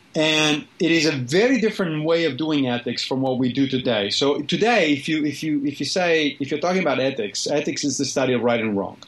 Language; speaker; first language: English; non-native, fluent; Italian